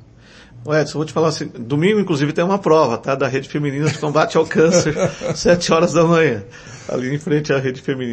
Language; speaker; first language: Portuguese; native; Portuguese